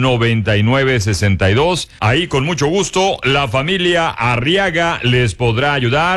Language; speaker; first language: Spanish; native; Spanish